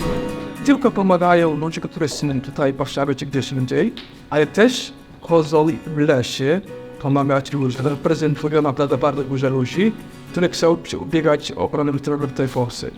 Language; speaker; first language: Polish; non-native, fluent; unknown